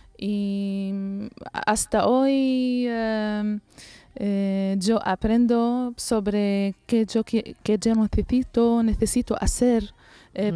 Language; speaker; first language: Spanish; non-native, learner; Arabic